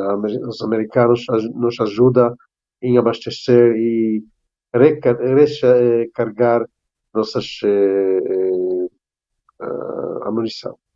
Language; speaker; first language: Portuguese; non-native, fluent; Hebrew